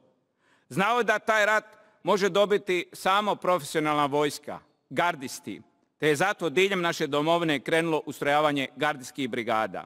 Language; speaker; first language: Bosnian; native; Bosnian